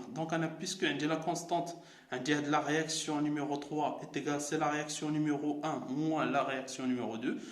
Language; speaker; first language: French; non-native, local second language; Arabic